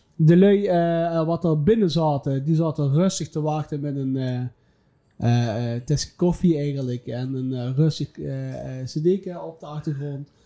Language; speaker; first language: Dutch; native; Dutch